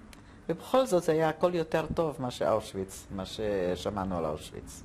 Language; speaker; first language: Hebrew; non-native, fluent; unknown